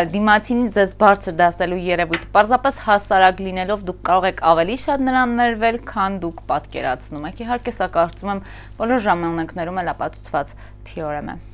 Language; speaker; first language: Armenian; native; Armenian